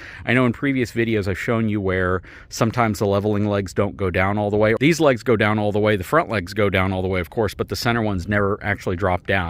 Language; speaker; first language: English; native; English